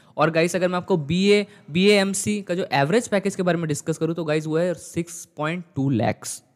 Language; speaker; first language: Hindi; native; Hindi